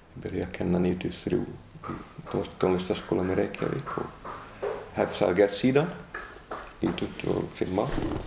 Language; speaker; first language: Icelandic; non-native, fluent; Hungarian